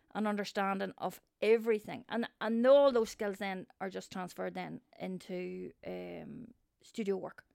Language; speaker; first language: English; native; English